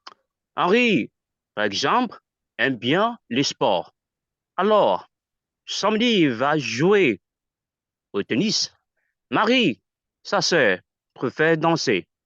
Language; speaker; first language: French; non-native, learner; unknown